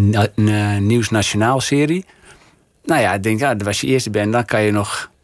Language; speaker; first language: Dutch; native; Dutch